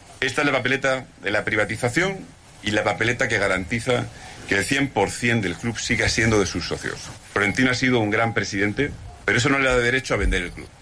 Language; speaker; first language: Spanish; native; Spanish